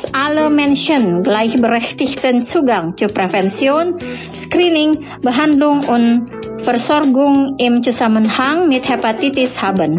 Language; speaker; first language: German; non-native, fluent; Indonesian